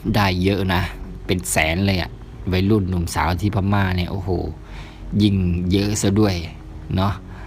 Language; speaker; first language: Thai; native; Thai